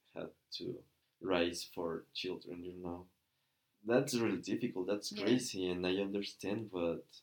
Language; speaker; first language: English; non-native, fluent; Spanish